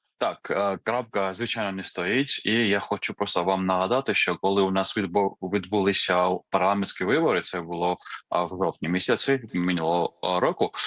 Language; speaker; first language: Ukrainian; non-native, fluent; Georgian